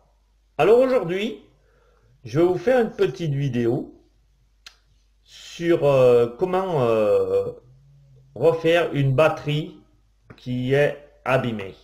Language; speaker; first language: French; native; French